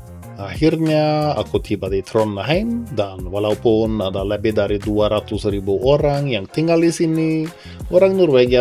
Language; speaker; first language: Indonesian; non-native, fluent; Norwegian